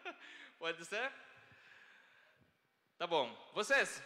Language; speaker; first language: Portuguese; non-native, learner; Filipino